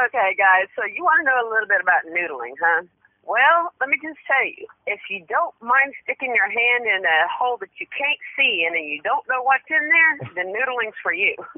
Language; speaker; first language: English; native; English